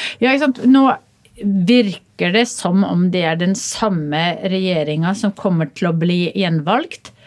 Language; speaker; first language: Norwegian; early bilingual, other home language; Polish